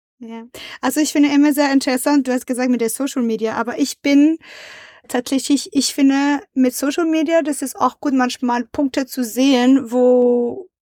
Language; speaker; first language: German; non-native, learner; French